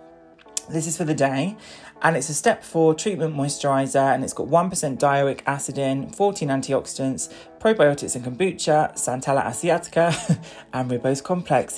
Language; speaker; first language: English; native; English